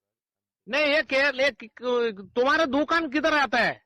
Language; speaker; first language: Hindi; non-native, local second language; Malayalam